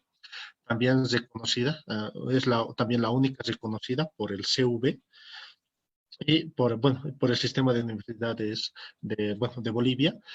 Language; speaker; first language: Spanish; native; Spanish